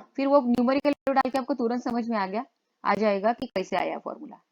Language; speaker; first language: Hindi; non-native, local second language; Marathi